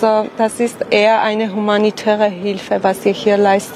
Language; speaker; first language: German; non-native, fluent; Armenian